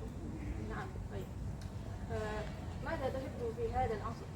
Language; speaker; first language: Arabic; non-native, learner; Indonesian